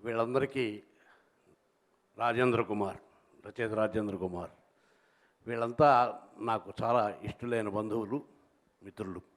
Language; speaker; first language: Telugu; native; Telugu